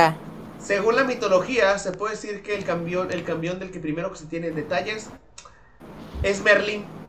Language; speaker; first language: Spanish; native; Spanish